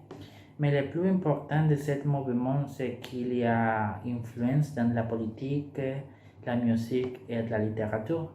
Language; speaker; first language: French; non-native, learner; Spanish